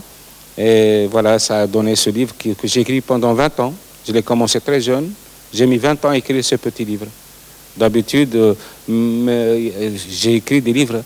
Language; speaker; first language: French; non-native, local second language; Arabic